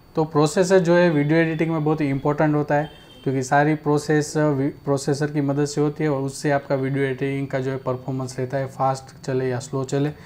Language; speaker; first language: Hindi; non-native, local second language; Gujarati